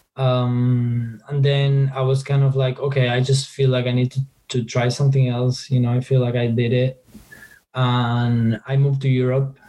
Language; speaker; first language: English; non-native, fluent; Spanish